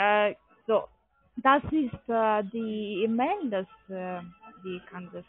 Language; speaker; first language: German; non-native, learner; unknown